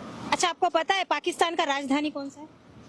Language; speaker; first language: Hindi; non-native, fluent; Bangla